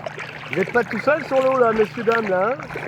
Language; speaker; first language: French; native; French